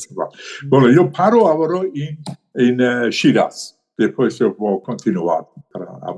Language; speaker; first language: Portuguese; non-native, learner; Persian